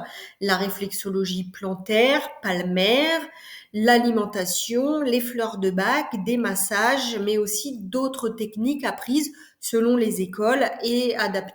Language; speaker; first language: French; native; French